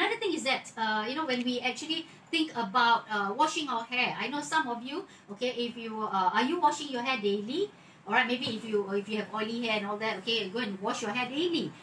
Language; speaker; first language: English; non-native, local second language; Malay